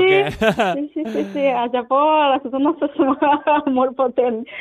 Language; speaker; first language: Catalan; non-native, learner; Japanese